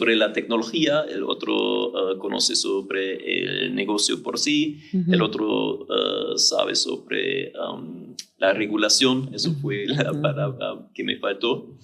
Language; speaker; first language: Spanish; non-native, fluent; German